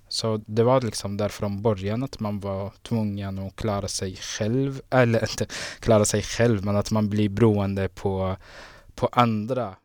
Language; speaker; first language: Swedish; non-native, fluent; Somali